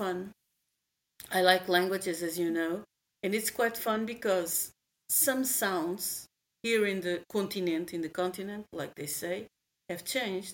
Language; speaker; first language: English; non-native, fluent; Portuguese